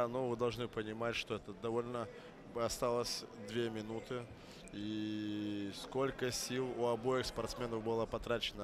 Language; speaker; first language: Russian; native; Russian